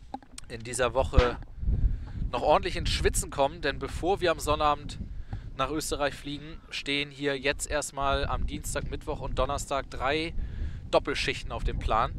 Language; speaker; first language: German; native; German